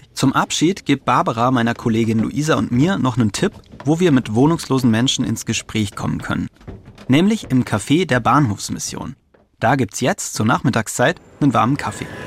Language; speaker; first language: German; native; German